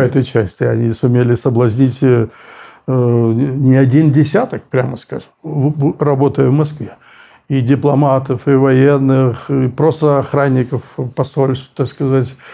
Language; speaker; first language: Russian; native; Russian